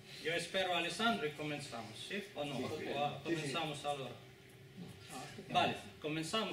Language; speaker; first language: Italian; non-native, learner; Spanish